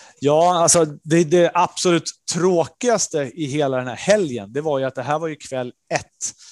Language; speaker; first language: Swedish; early bilingual, other home language; Spanish